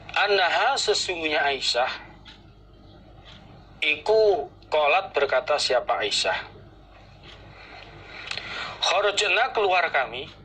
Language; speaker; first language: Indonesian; non-native, local second language; Javanese